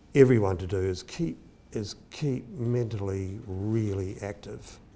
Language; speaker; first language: English; native; English